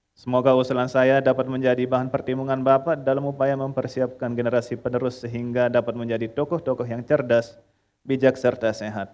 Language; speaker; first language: Indonesian; early bilingual, heritage; Indonesian